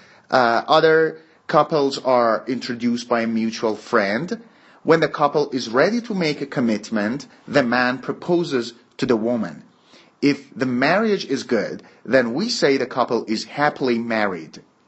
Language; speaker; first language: English; non-native, fluent; Persian